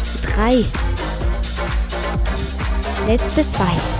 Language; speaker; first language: German; native; German